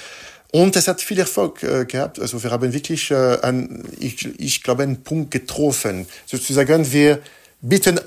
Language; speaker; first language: German; non-native, fluent; French